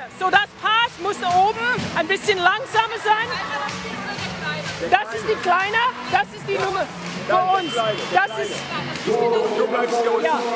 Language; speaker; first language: German; non-native, learner; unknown